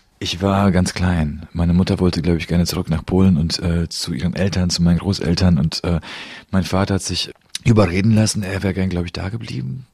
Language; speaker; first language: German; early bilingual, other home language; Polish